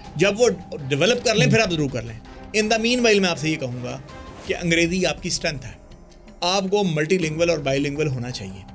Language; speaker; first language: Urdu; non-native, local second language; Punjabi